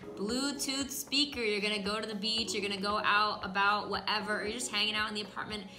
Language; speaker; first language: English; native; English